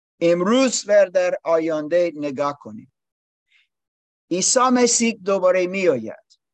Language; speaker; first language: Persian; non-native, learner; English